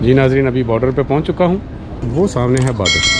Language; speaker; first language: Hindi; native; Hindi